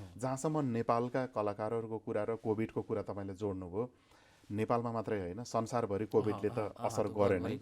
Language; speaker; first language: Nepali; native; Nepali